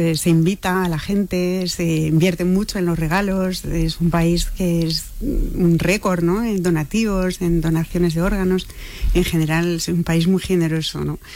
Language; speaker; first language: Spanish; non-native, fluent; French